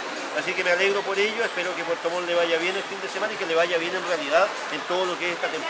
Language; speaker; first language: Spanish; native; Spanish